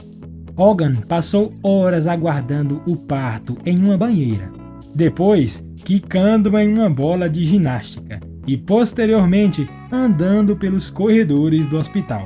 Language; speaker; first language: Portuguese; native; Portuguese